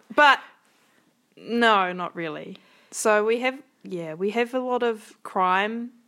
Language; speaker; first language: English; native; English